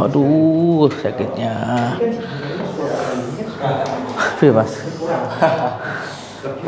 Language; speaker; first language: Indonesian; native; Indonesian